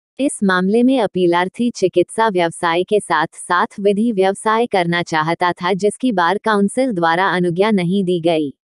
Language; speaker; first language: Hindi; native; Hindi